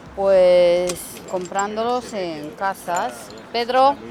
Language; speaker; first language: Spanish; non-native, fluent; Romanian